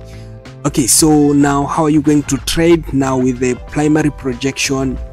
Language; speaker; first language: English; non-native, local second language; Swahili